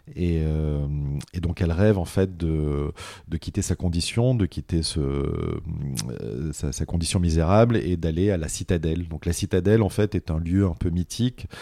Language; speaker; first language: French; native; French